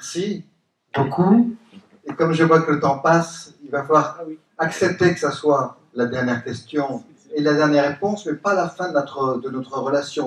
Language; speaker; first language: French; native; French